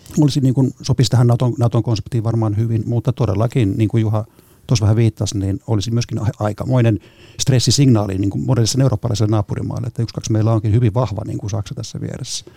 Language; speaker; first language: Finnish; native; Finnish